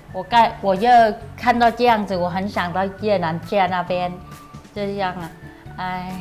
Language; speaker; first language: Chinese; non-native, learner; Vietnamese